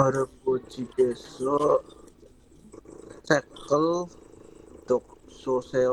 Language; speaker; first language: Korean; non-native, learner; Indonesian